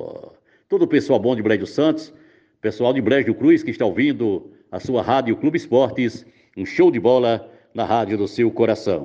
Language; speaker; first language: Portuguese; native; Portuguese